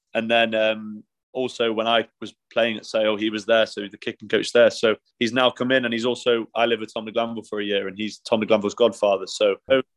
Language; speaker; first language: English; native; English